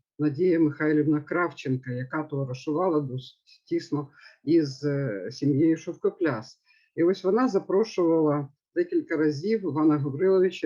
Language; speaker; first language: Ukrainian; native; Ukrainian